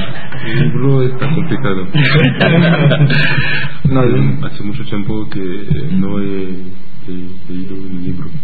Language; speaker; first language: Spanish; non-native, learner; French